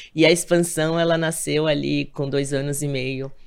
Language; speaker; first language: Portuguese; native; Portuguese